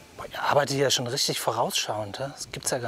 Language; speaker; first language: German; native; German